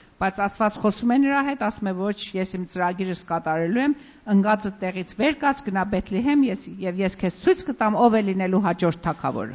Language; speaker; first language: Armenian; native; Armenian